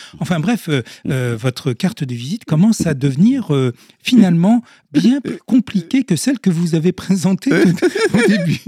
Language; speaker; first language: French; native; French